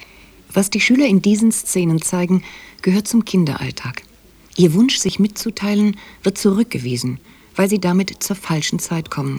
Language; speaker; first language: German; native; German